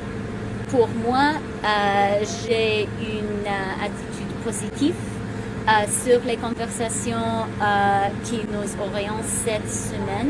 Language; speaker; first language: French; non-native, local second language; English